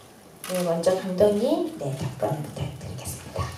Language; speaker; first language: Korean; native; Korean